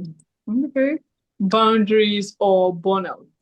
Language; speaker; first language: English; native; English